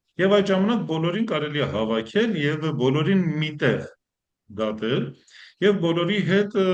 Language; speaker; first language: Armenian; early bilingual, heritage; Armenian